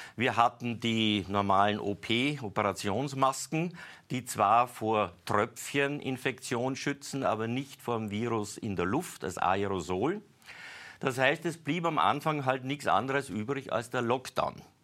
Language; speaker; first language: German; native; German